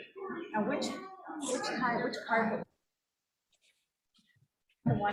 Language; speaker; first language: English; native; English